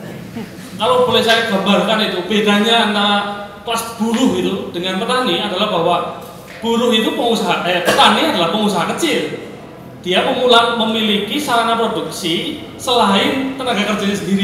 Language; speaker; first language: Indonesian; native; Indonesian